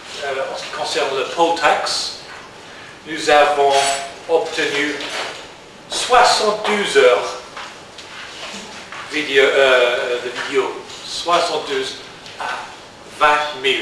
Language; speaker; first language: French; non-native, learner; English